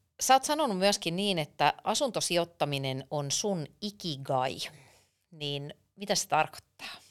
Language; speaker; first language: Finnish; native; Finnish